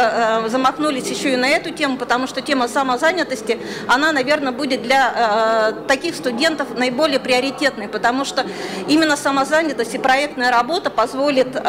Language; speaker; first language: Russian; native; Russian